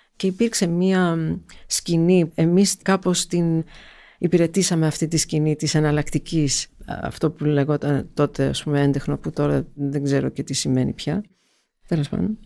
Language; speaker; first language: Greek; early bilingual, heritage; Greek